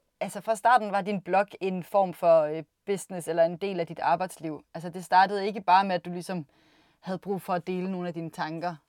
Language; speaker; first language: Danish; native; Danish